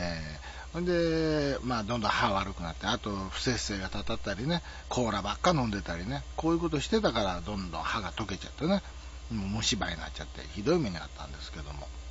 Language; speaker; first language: Japanese; native; Japanese